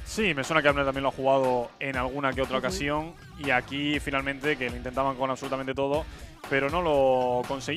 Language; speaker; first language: Spanish; native; Spanish